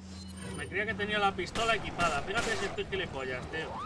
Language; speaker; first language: Spanish; native; Spanish